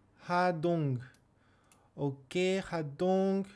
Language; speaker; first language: Korean; non-native, learner; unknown